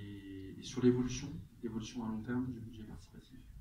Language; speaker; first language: French; native; French